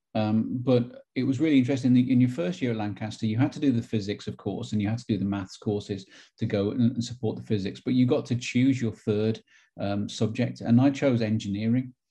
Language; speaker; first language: English; native; English